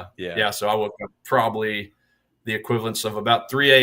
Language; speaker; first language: English; native; English